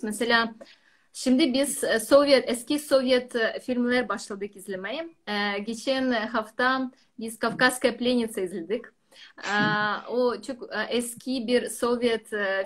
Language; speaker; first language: Turkish; non-native, learner; Russian